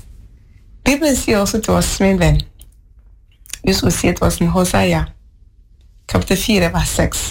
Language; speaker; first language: Norwegian; non-native, learner; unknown